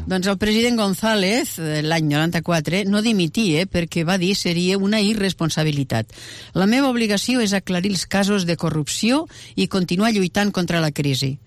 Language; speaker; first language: Catalan; native; Catalan